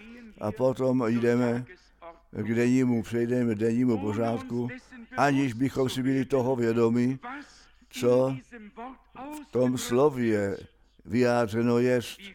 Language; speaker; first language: Czech; non-native, fluent; German